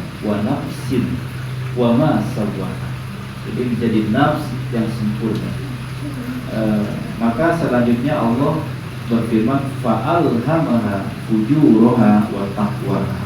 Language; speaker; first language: Indonesian; native; Indonesian